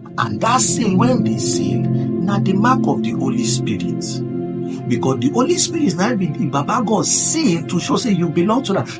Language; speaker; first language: Nigerian Pidgin; non-native, local second language; Igbo